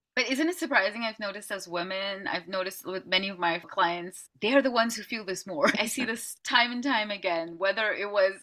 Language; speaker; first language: English; early bilingual, other home language; Dutch